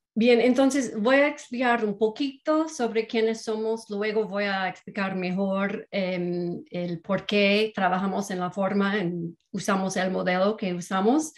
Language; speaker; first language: Spanish; non-native, fluent; English